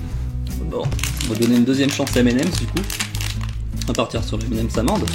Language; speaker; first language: French; native; French